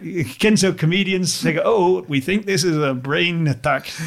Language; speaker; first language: English; native; English